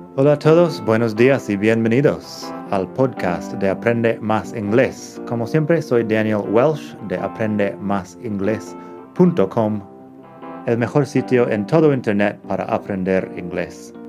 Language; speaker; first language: Spanish; non-native, fluent; English